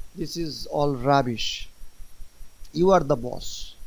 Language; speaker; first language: English; non-native, local second language; Bangla